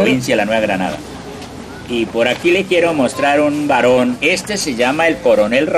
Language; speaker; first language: Spanish; native; Spanish